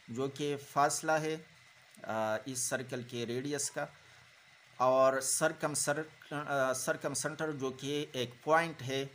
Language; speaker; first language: Urdu; non-native, local second language; Pashto